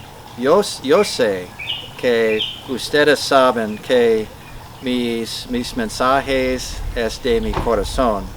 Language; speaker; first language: Spanish; non-native, learner; English